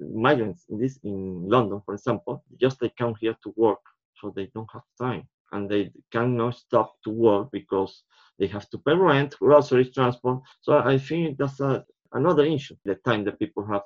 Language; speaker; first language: English; non-native, fluent; Spanish